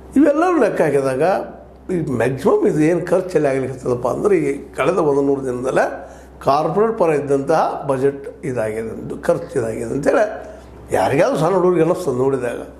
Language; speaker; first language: Kannada; native; Kannada